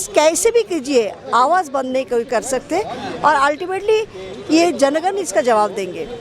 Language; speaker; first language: Hindi; non-native, local second language; Bangla